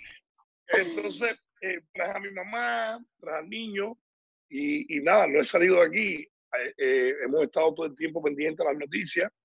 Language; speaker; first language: Spanish; native; Spanish